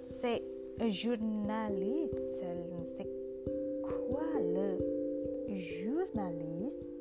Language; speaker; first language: French; non-native, learner; Indonesian